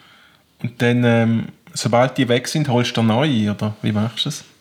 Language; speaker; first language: German; native; German